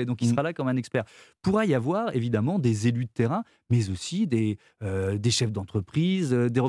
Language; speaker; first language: French; native; French